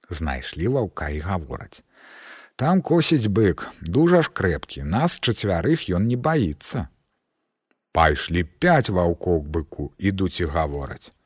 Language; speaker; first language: Belarusian; native; Belarusian